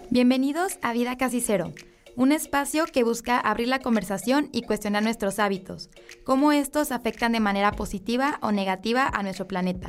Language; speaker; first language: Spanish; native; Spanish